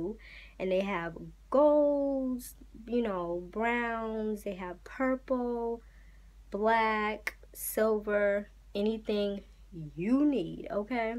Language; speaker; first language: English; native; English